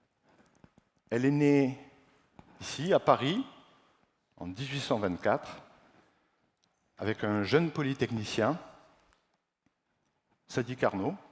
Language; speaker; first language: French; native; French